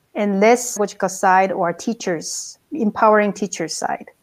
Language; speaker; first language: English; non-native, fluent; Korean